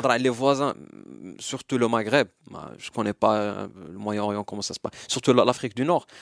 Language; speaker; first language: French; non-native, local second language; Arabic